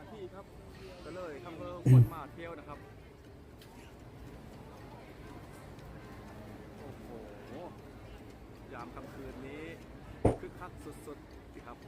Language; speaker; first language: Thai; native; Thai